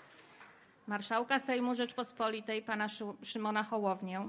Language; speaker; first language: Polish; native; Polish